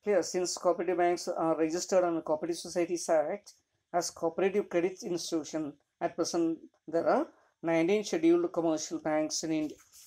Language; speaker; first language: English; non-native, local second language; Malayalam